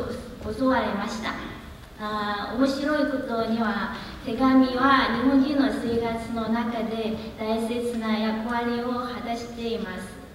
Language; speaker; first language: Japanese; non-native, learner; Chinese